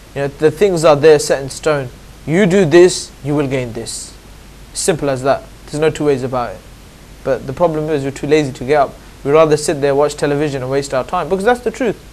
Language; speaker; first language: English; native; English